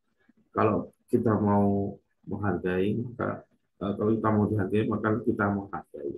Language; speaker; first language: Indonesian; native; Indonesian